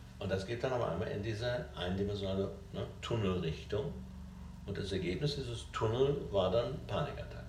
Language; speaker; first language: German; native; German